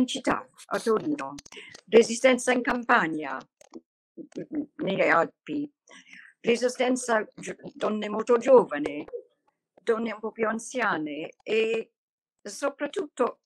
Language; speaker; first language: Italian; non-native, fluent; English